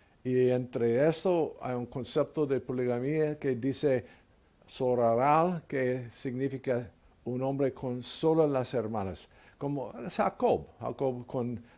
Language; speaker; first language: Spanish; non-native, learner; English